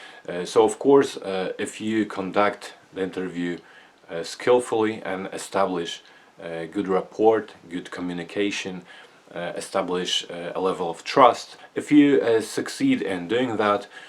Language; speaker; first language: English; non-native, fluent; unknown